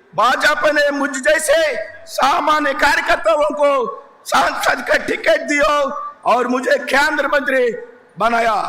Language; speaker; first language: Hindi; non-native, local second language; Telugu